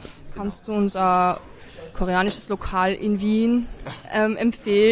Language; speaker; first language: German; native; German